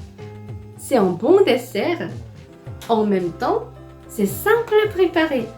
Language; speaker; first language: French; non-native, fluent; Korean